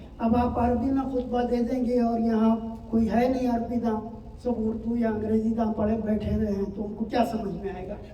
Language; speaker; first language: Urdu; native; Urdu